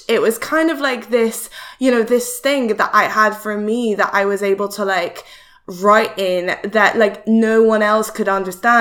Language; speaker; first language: English; non-native, fluent; French